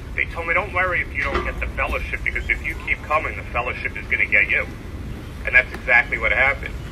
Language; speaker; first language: English; native; English